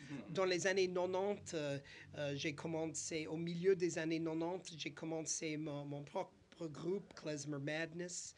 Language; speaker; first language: French; non-native, fluent; English